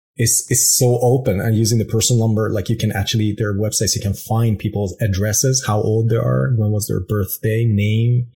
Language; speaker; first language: English; non-native, fluent; Persian